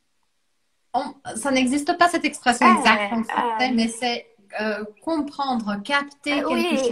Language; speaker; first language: French; non-native, fluent; Portuguese